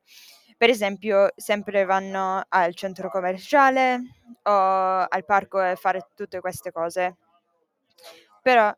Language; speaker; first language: Italian; non-native, fluent; English